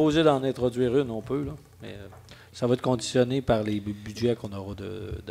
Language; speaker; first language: French; native; French